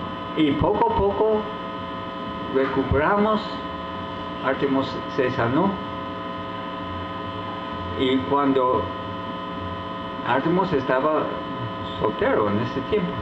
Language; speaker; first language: Spanish; non-native, fluent; English